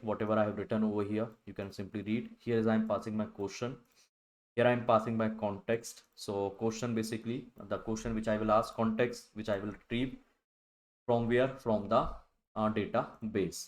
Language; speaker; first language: English; non-native, local second language; Hindi